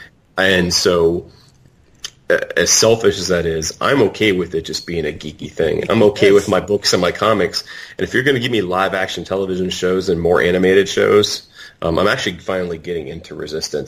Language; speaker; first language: English; native; English